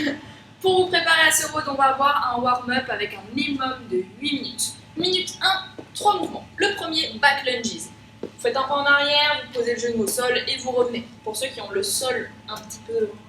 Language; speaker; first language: French; native; French